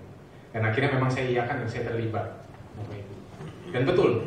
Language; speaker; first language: Indonesian; native; Indonesian